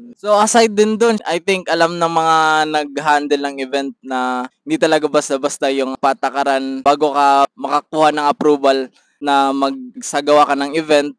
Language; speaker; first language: Filipino; native; Filipino